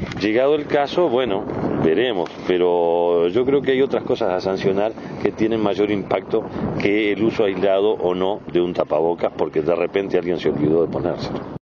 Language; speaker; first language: Spanish; native; Spanish